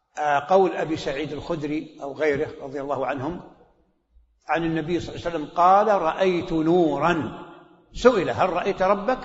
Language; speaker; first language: Arabic; native; Arabic